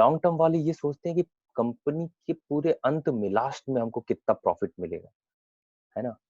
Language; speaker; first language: Hindi; native; Hindi